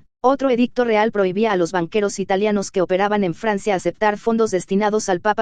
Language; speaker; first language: Spanish; native; Spanish